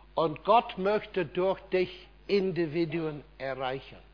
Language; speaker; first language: German; non-native, fluent; English